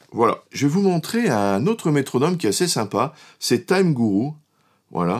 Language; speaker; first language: French; native; French